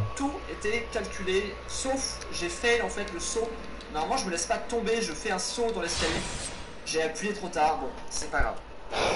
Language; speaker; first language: French; native; French